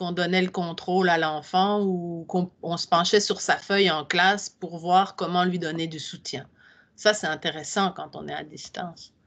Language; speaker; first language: French; native; French